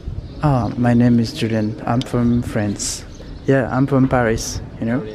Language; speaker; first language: English; non-native, fluent; French